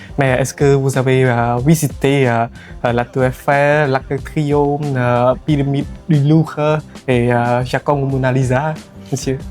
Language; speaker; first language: French; non-native, fluent; Khmer